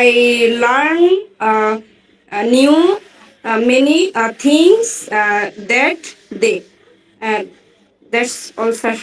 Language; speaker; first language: English; non-native, learner; Bangla